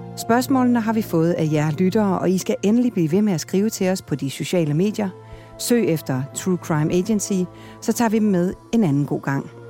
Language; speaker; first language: Danish; native; Danish